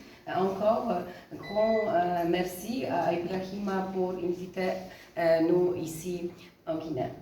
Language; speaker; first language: French; non-native, fluent; Polish